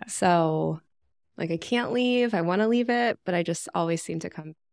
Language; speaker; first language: English; native; English